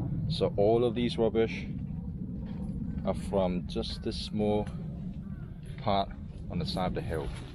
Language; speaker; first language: English; non-native, local second language; Cantonese